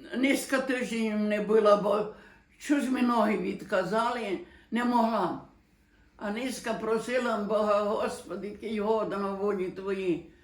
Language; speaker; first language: Ukrainian; native; Ukrainian